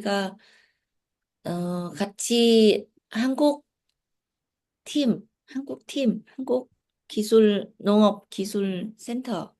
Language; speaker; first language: Korean; non-native, learner; Lao